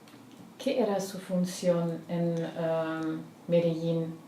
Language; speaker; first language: Spanish; non-native, learner; German